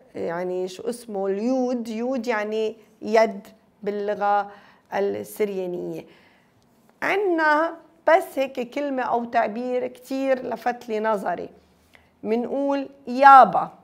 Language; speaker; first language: Arabic; native; Arabic